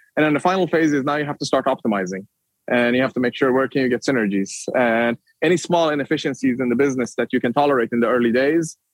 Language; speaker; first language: English; non-native, fluent; Swedish